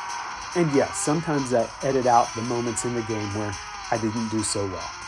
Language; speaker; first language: English; native; English